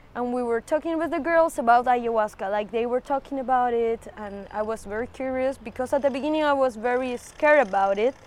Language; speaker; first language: English; non-native, fluent; Spanish